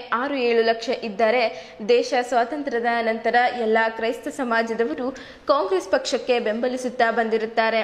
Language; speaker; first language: Kannada; native; Kannada